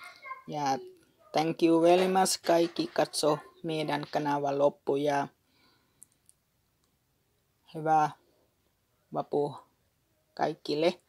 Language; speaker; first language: Finnish; non-native, learner; Northeastern Thai